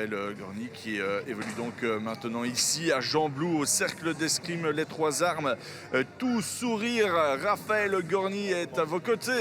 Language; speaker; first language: French; native; French